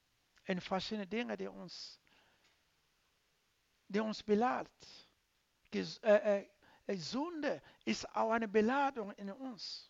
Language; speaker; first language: German; non-native, learner; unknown